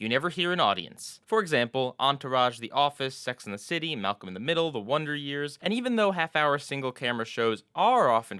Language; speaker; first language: English; native; English